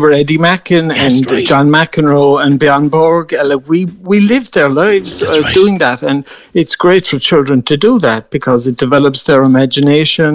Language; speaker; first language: English; native; English